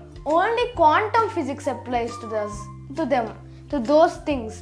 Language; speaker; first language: English; early bilingual, other home language; Telugu